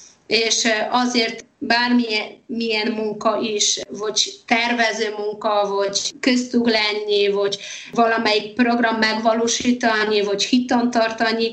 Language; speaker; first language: Hungarian; non-native, fluent; Polish